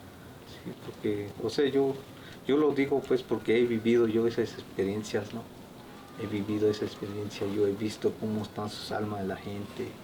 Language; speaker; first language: Spanish; native; Spanish